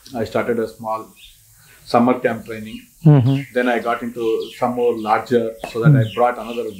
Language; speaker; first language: English; non-native, local second language; Kannada